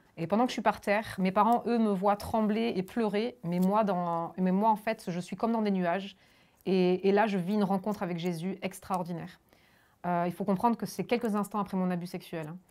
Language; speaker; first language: French; early bilingual, other home language; German